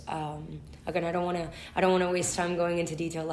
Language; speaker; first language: English; non-native, fluent; Spanish